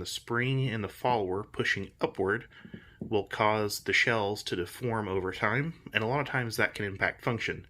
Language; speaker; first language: English; native; English